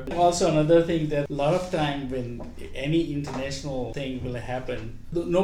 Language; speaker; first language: English; non-native, local second language; Gujarati